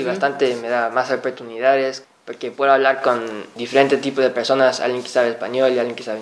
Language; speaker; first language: Spanish; early bilingual, heritage; Spanish